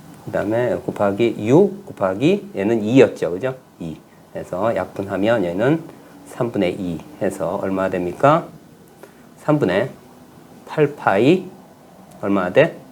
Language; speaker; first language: Korean; native; Korean